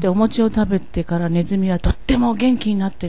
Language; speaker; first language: Japanese; native; Japanese